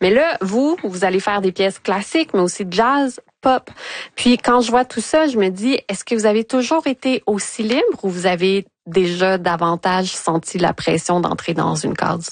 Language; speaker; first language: French; native; French